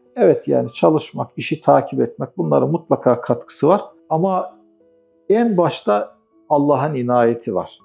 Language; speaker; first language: Turkish; native; Turkish